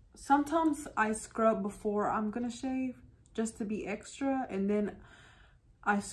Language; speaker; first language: English; early bilingual, other home language; Spanish